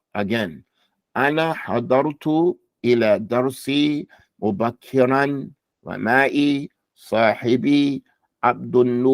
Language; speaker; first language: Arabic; non-native, fluent; English